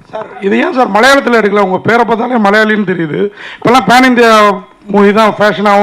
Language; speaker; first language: Tamil; native; Tamil